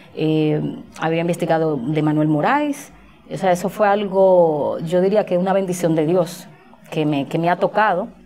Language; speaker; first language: Spanish; native; Spanish